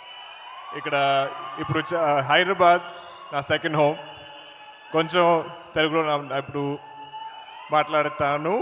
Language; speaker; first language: Telugu; non-native, learner; Malayalam